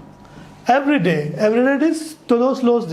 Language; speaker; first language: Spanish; non-native, fluent; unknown